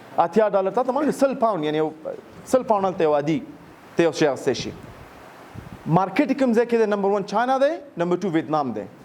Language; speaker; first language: Pashto; native; Pashto